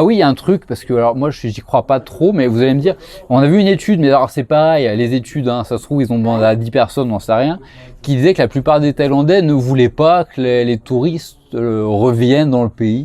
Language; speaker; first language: French; native; French